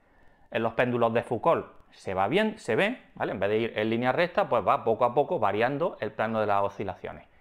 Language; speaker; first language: Spanish; native; Spanish